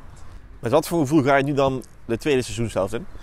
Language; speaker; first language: Dutch; native; Dutch